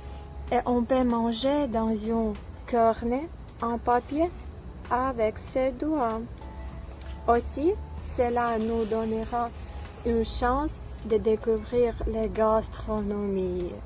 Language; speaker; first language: French; non-native, learner; Ukrainian